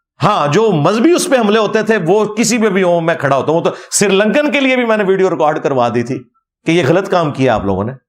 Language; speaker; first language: Urdu; non-native, local second language; Punjabi